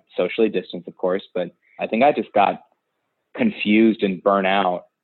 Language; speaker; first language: English; native; English